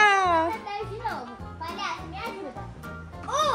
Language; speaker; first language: Portuguese; native; Portuguese